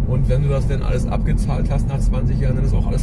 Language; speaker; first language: German; native; German